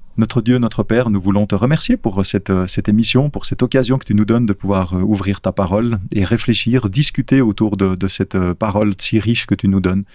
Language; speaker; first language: French; native; French